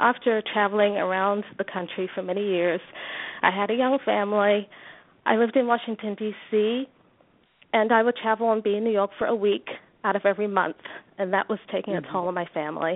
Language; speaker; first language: English; native; English